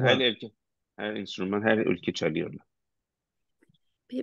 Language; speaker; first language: Turkish; non-native, learner; Persian